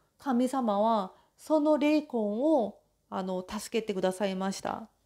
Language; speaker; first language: Japanese; non-native, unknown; Korean